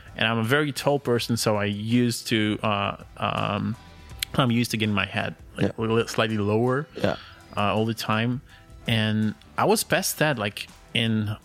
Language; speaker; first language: English; early bilingual, other home language; Russian